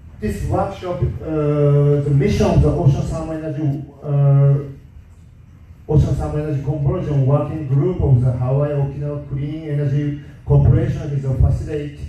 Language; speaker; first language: English; non-native, learner; Japanese